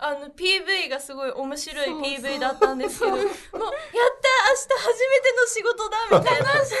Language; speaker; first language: Japanese; non-native, fluent; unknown